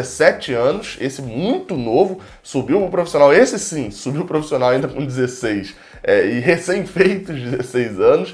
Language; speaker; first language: Portuguese; native; Portuguese